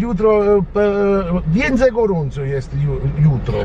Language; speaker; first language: Polish; non-native, learner; Italian